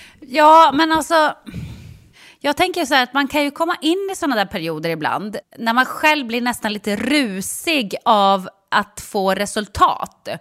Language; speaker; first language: Swedish; native; Swedish